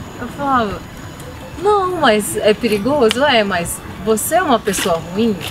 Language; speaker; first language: Portuguese; native; Portuguese